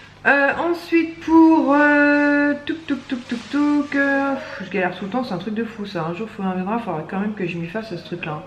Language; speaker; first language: French; native; French